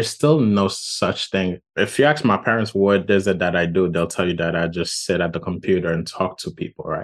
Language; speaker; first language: English; non-native, fluent; Haitian Creole